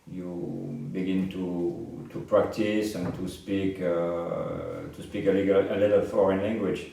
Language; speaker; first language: English; non-native, fluent; French